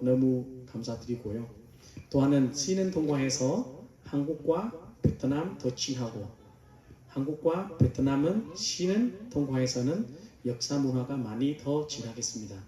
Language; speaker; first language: Korean; non-native, learner; Vietnamese